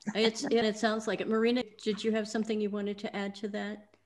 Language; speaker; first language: English; native; English